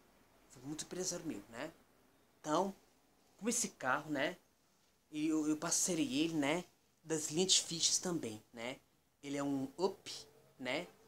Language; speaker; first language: Portuguese; native; Portuguese